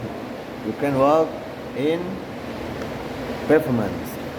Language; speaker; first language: English; non-native, learner; Indonesian